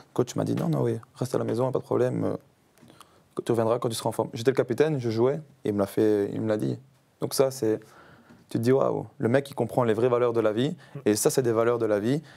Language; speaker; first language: French; native; French